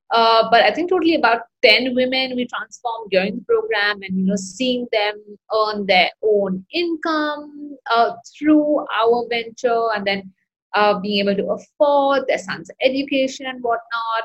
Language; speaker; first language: English; non-native, local second language; Hindi